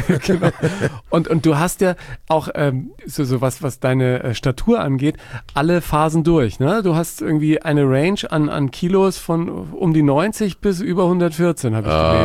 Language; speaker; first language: German; native; German